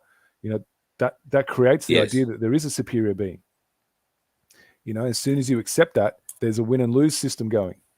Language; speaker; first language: English; native; English